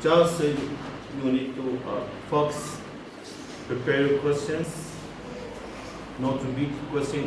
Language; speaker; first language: English; non-native, fluent; Arabic